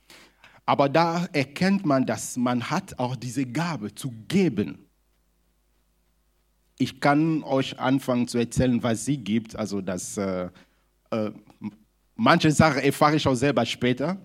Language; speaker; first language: German; non-native, fluent; Lingala